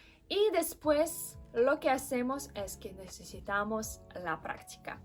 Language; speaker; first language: Spanish; non-native, fluent; Russian